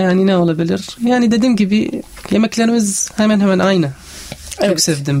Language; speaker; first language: Turkish; non-native, fluent; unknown